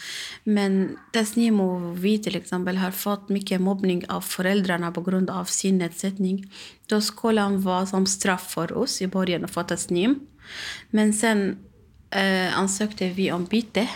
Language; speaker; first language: Swedish; non-native, learner; Arabic